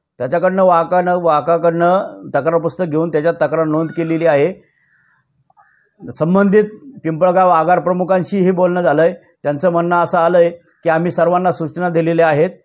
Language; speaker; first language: Marathi; native; Marathi